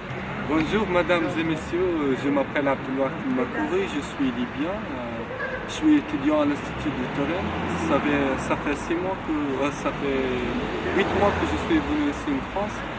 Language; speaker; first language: French; non-native, learner; Arabic